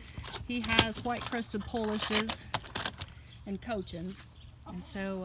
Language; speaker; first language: English; native; English